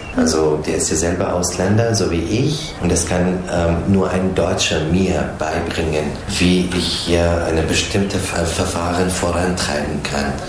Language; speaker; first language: German; non-native, fluent; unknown